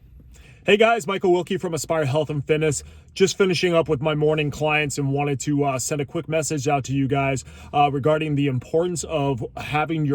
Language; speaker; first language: English; native; English